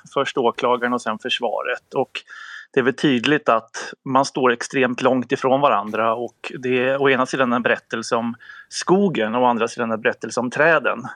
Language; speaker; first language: Swedish; native; Swedish